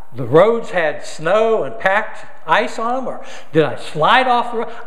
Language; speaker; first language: English; native; English